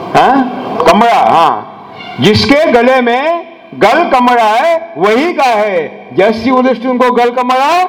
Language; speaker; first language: Hindi; non-native, local second language; Marathi